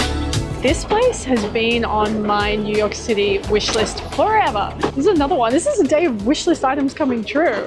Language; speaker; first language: English; native; English